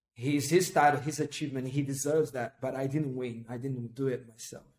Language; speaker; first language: English; non-native, fluent; Portuguese